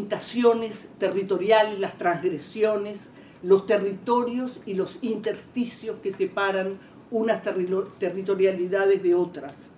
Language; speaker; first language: Spanish; native; Spanish